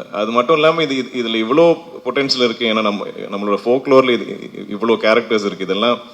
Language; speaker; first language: Tamil; non-native, fluent; Malayalam